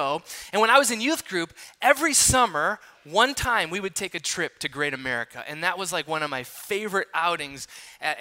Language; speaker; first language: English; native; English